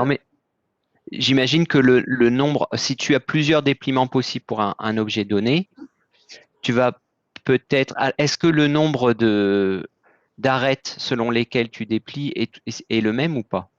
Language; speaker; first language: French; native; French